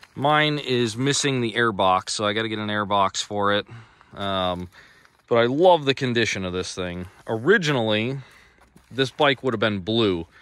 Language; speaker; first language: English; native; English